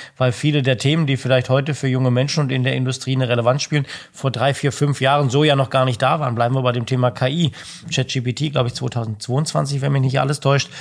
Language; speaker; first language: German; native; German